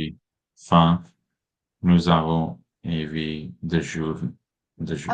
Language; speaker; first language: French; non-native, learner; Hindi